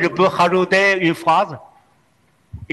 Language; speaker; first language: French; non-native, fluent; Chinese